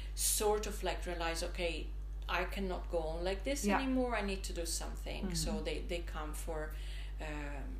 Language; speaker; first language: English; non-native, fluent; Italian